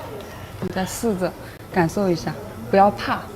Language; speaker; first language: Chinese; native; Chinese